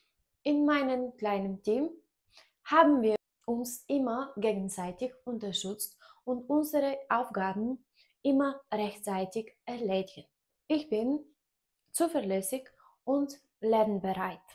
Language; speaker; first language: German; non-native, fluent; Bulgarian